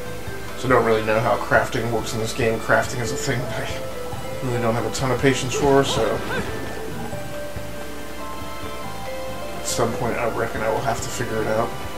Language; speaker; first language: English; native; English